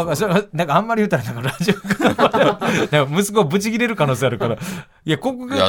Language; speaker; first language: Japanese; native; Japanese